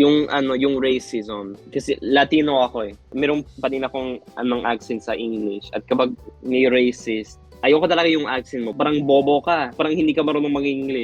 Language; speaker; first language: Filipino; non-native, fluent; Spanish